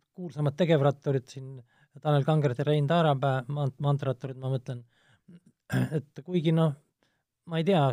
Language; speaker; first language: Estonian; native; Estonian